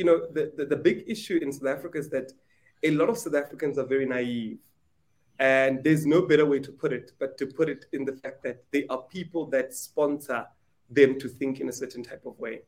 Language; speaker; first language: English; non-native, local second language; Venda